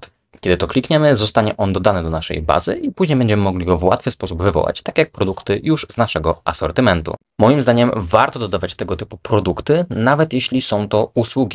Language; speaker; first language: Polish; native; Polish